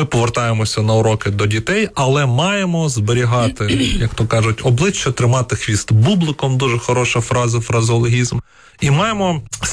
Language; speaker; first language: Ukrainian; non-native, local second language; Russian